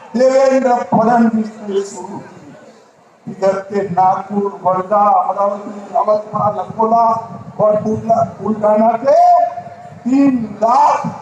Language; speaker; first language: Hindi; non-native, local second language; Gujarati